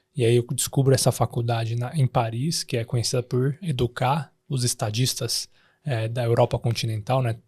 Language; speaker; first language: Portuguese; early bilingual, other home language; Chinese